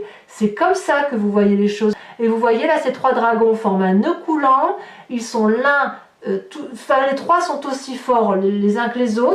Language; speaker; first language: French; native; French